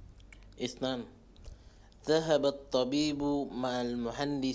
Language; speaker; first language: Arabic; non-native, learner; Indonesian